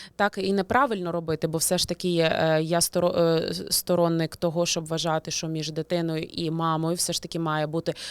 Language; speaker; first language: Ukrainian; native; Ukrainian